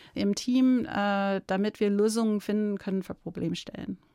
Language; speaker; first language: German; non-native, fluent; English